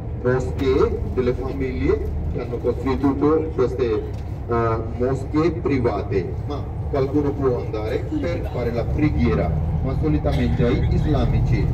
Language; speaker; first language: Italian; non-native, fluent; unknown